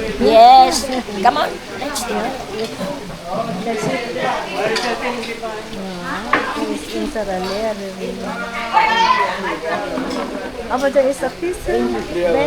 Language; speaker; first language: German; non-native, learner; Filipino